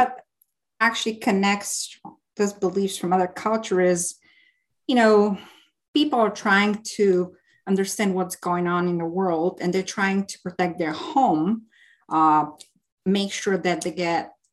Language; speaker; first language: English; non-native, fluent; Bulgarian